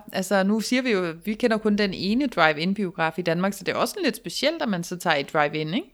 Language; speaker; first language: Danish; native; Danish